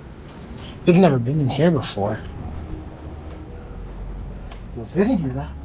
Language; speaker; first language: English; native; English